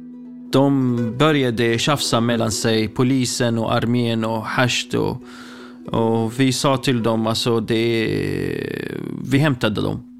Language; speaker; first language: Swedish; non-native, fluent; Kurdish